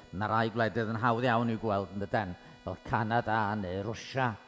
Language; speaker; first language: Welsh; native; Welsh